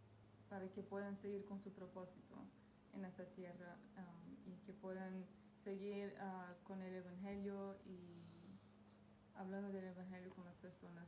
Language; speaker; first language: Spanish; non-native, fluent; Portuguese